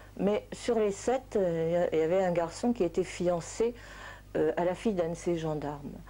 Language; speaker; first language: French; native; French